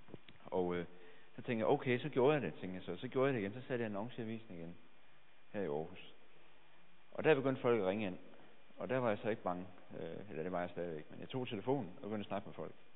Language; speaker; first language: Danish; native; Danish